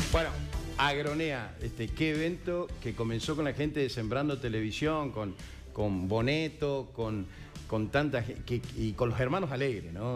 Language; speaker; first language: Spanish; native; Spanish